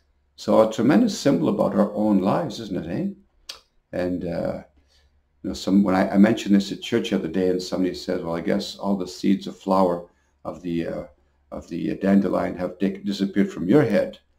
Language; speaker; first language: English; native; English